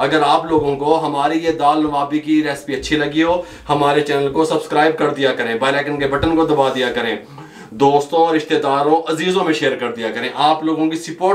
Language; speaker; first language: Hindi; non-native, local second language; Punjabi